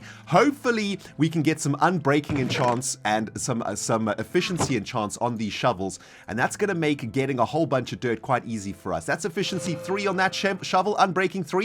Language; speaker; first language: English; native; English